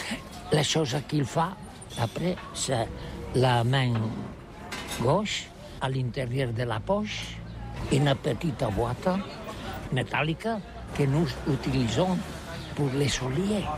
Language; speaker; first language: French; non-native, learner; Catalan